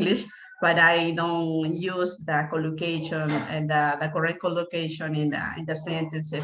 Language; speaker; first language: English; non-native, learner; Spanish